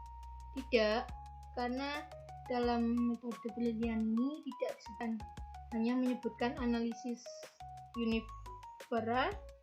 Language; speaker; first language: Indonesian; native; Indonesian